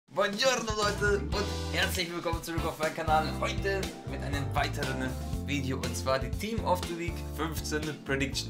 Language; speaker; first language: German; native; German